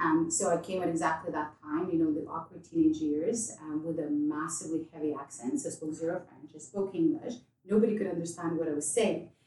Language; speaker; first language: English; non-native, fluent; Ukrainian